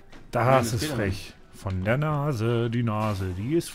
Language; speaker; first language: German; native; German